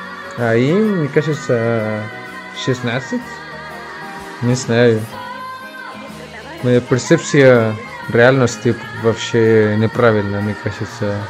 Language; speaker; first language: Russian; non-native, fluent; Spanish